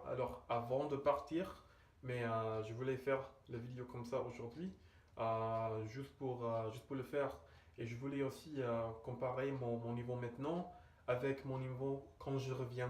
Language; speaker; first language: French; non-native, fluent; English